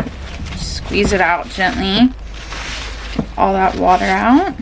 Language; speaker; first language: English; native; English